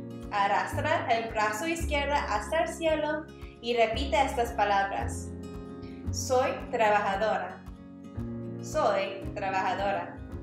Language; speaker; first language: Spanish; non-native, learner; English